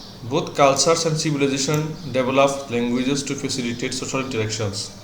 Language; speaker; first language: English; non-native, local second language; Bangla